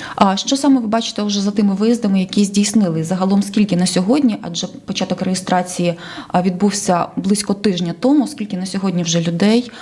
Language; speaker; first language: Ukrainian; native; Ukrainian